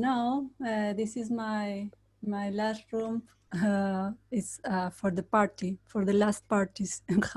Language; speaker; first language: English; non-native, learner; Spanish